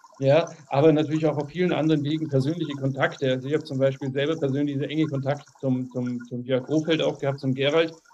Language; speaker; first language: German; native; German